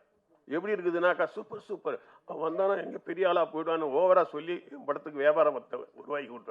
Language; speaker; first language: Tamil; native; Tamil